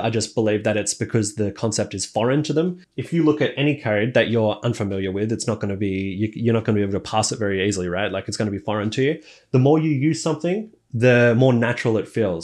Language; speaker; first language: English; native; English